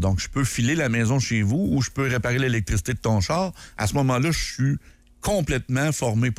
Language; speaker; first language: French; native; French